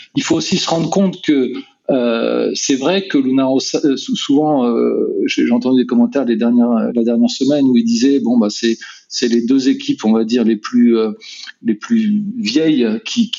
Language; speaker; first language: French; native; French